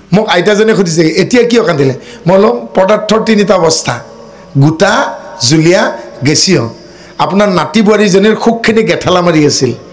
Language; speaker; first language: Assamese; non-native, local second language; Bodo